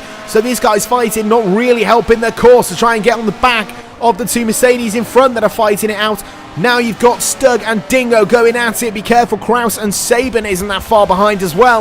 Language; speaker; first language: English; native; English